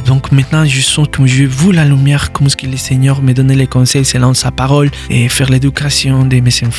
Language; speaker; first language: French; non-native, learner; Spanish